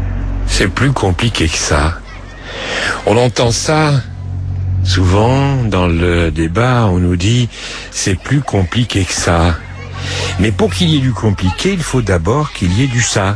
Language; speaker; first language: French; native; French